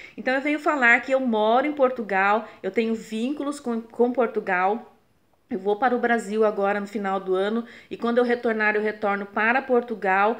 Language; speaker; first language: Portuguese; native; Portuguese